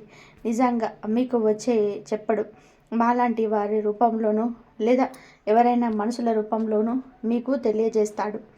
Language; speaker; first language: Telugu; native; Telugu